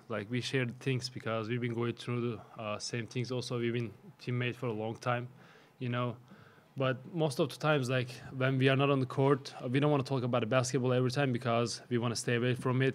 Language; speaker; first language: English; non-native, fluent; Turkish